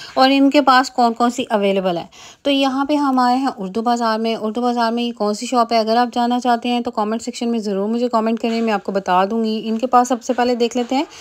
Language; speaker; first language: Urdu; native; Urdu